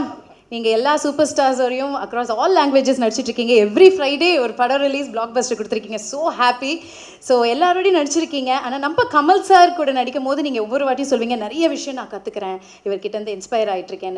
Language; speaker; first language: Tamil; native; Tamil